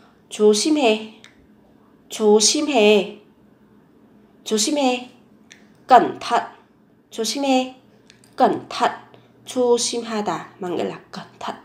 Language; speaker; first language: Korean; non-native, fluent; Vietnamese